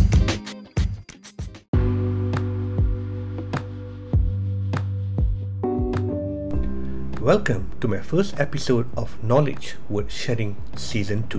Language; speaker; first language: English; non-native, local second language; Tamil